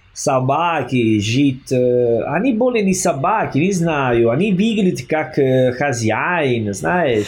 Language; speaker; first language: Russian; non-native, learner; Italian